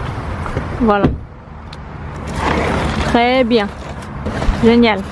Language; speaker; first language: French; non-native, learner; Vietnamese